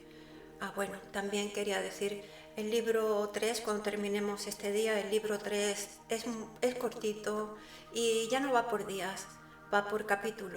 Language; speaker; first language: Spanish; native; Spanish